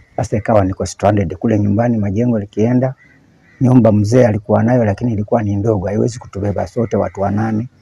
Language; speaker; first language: Swahili; non-native, local second language; Luyia